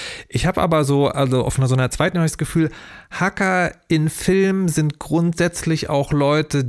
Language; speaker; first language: German; native; German